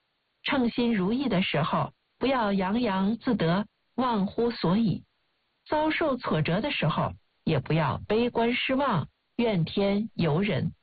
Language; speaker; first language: Chinese; native; Chinese